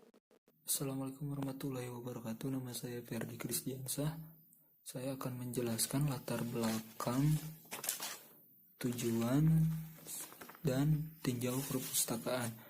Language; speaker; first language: Indonesian; native; Indonesian